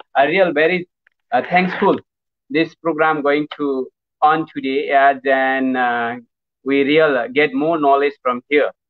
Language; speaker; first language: English; non-native, learner; Nepali